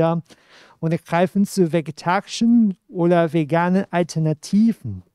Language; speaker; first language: German; non-native, fluent; Cantonese